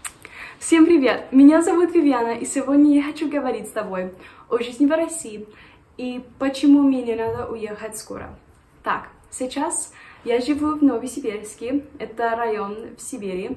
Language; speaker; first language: Russian; non-native, learner; English